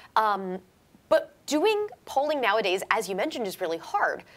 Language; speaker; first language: English; native; English